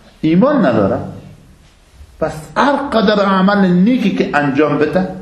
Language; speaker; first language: Persian; native; Persian